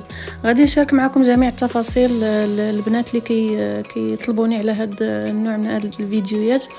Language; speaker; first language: Arabic; native; Arabic